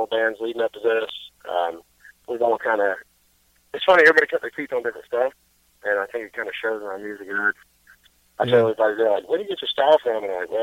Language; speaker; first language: English; native; English